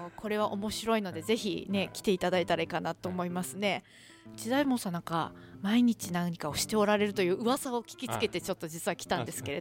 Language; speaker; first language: Japanese; native; Japanese